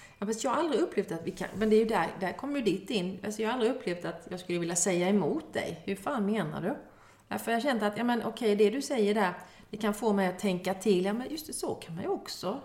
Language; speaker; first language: Swedish; native; Swedish